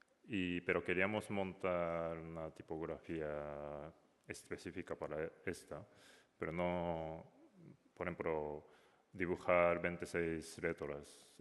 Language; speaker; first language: Spanish; non-native, learner; Japanese